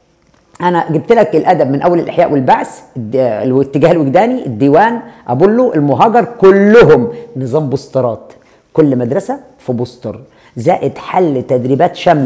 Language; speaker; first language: Arabic; native; Arabic